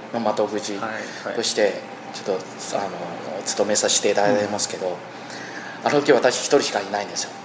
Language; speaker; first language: Japanese; non-native, fluent; Chinese